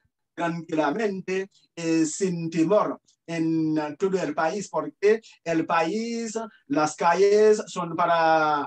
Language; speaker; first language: Spanish; non-native, fluent; Haitian Creole